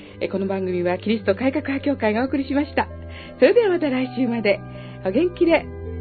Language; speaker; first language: Japanese; native; Japanese